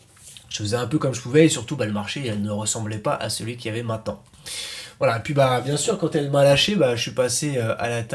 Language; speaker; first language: French; native; French